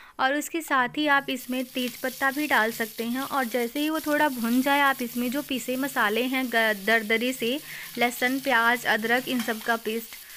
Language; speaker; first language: Hindi; native; Hindi